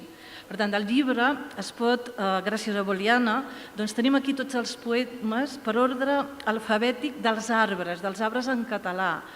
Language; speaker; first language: Catalan; native; Catalan